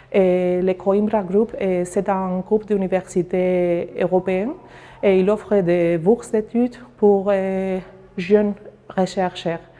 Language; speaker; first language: French; non-native, learner; Spanish